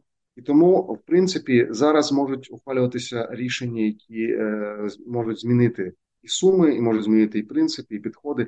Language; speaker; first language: Ukrainian; native; Ukrainian